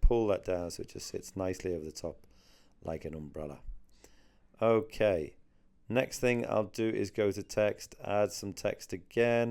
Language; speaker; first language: English; native; English